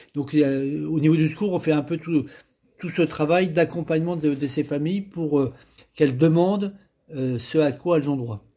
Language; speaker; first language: French; native; French